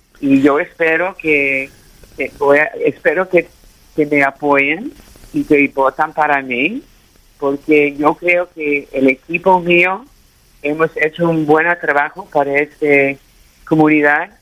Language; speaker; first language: Spanish; early bilingual, heritage; Spanish